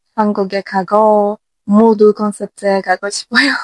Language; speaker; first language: Korean; non-native, learner; Turkish